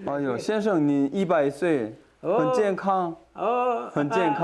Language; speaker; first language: Chinese; non-native, learner; Korean